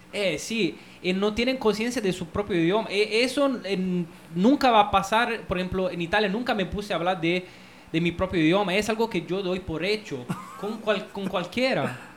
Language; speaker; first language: Spanish; non-native, fluent; Italian